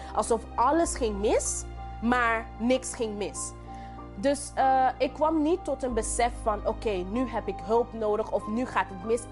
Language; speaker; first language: Dutch; non-native, local second language; English